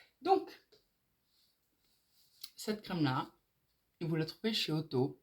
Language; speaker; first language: French; native; French